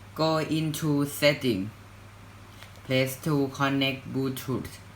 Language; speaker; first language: English; non-native, learner; Thai